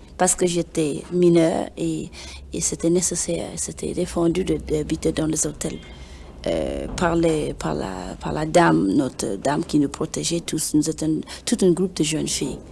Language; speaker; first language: French; non-native, fluent; English